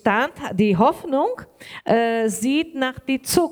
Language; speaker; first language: German; non-native, learner; Portuguese